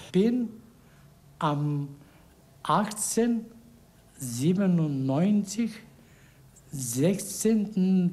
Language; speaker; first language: German; non-native, learner; Bulgarian